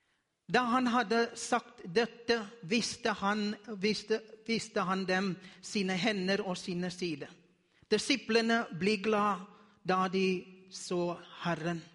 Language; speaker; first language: Norwegian; non-native, learner; Afrikaans